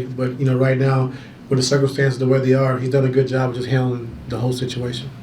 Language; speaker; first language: English; native; English